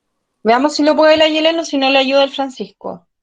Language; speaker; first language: Spanish; native; Spanish